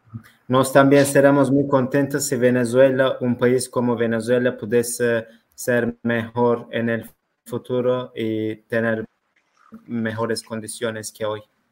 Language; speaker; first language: Spanish; non-native, learner; Turkish